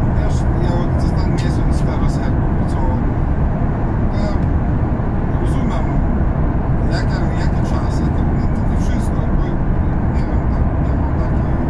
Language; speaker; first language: Polish; non-native, learner; Russian